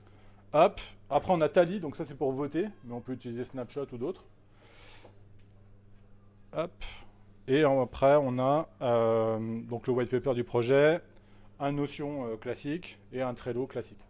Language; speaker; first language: French; native; French